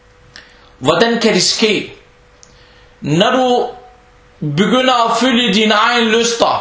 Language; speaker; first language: Danish; early bilingual, other home language; Arabic